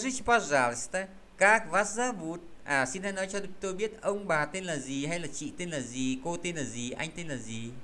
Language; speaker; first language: Vietnamese; native; Vietnamese